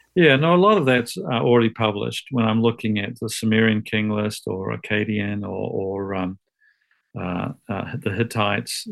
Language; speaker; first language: English; native; English